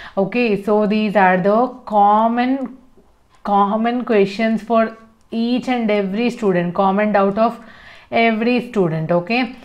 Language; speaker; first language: English; non-native, local second language; Telugu